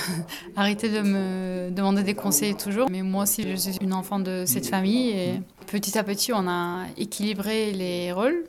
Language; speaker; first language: French; non-native, fluent; Turkish